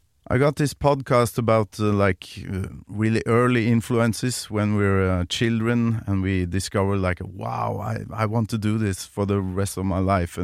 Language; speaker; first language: English; non-native, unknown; Norwegian